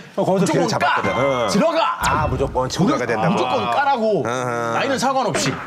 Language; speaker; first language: Korean; non-native, fluent; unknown